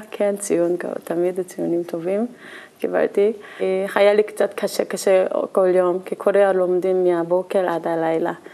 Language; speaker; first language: Hebrew; non-native, learner; Korean